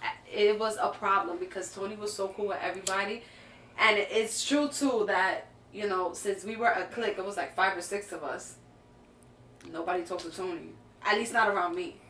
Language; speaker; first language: English; early bilingual, other home language; Spanish